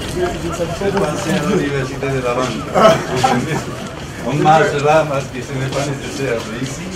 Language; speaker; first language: French; non-native, learner; Spanish